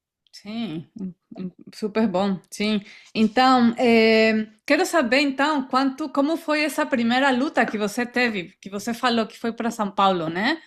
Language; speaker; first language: Portuguese; non-native, fluent; Spanish